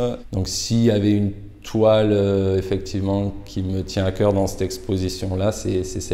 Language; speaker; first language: French; native; French